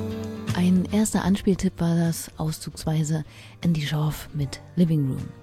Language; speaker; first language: German; native; German